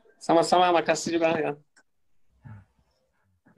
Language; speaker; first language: Indonesian; non-native, learner; Turkish